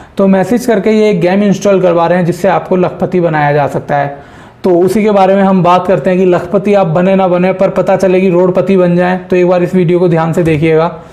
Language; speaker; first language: Hindi; native; Hindi